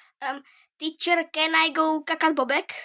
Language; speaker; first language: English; non-native, learner; Czech